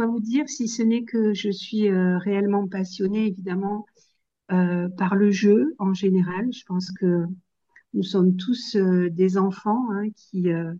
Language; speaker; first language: French; native; French